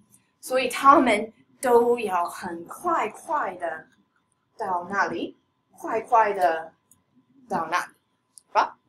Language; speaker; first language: Chinese; non-native, fluent; English